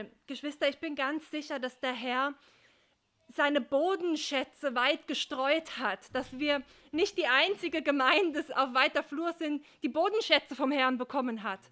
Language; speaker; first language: German; native; German